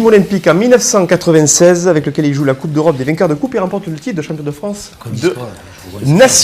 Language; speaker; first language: French; native; French